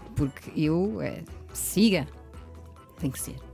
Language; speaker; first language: Portuguese; native; Portuguese